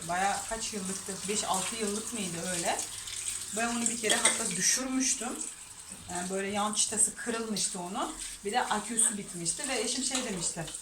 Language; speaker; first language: Turkish; non-native, fluent; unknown